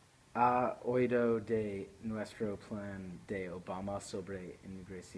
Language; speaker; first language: Spanish; non-native, learner; English